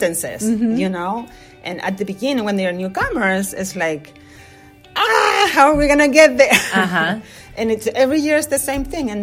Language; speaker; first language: English; non-native, fluent; Spanish